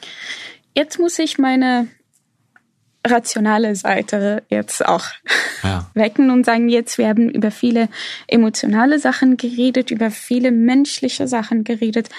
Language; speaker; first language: German; non-native, fluent; Arabic